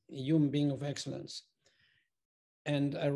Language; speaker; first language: English; non-native, fluent; German